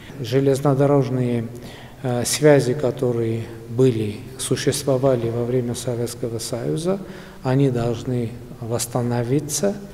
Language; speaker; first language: Russian; non-native, local second language; Armenian